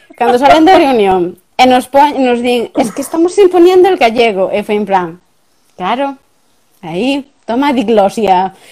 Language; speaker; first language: Galician; native; Galician